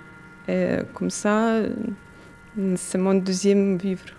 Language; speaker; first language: French; non-native, learner; Russian